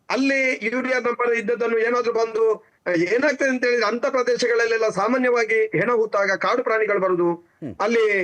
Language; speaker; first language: Kannada; native; Kannada